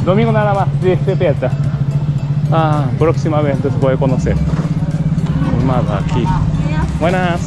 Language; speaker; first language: Spanish; non-native, learner; Japanese